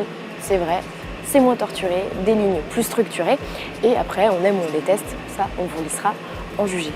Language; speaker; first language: French; native; French